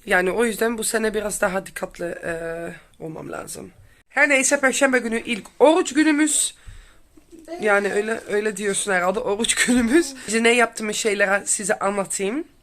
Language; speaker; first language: Turkish; non-native, learner; Dutch